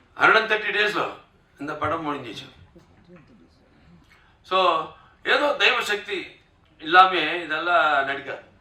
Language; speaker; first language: Tamil; non-native, local second language; Telugu